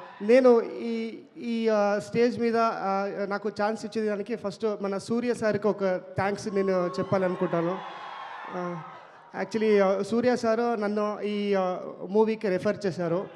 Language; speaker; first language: Telugu; non-native, learner; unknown